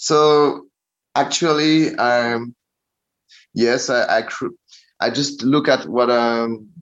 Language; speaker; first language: English; non-native, learner; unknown